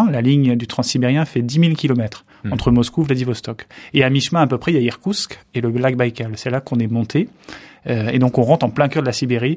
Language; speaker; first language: French; native; French